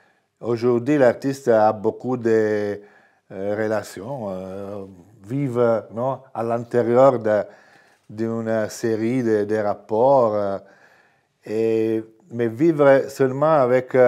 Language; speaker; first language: French; non-native, fluent; Italian